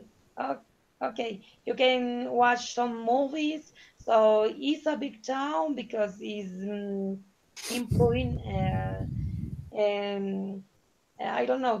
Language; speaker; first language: English; non-native, learner; Spanish